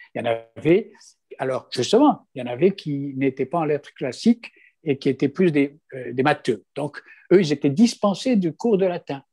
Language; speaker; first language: French; non-native, local second language; Kabyle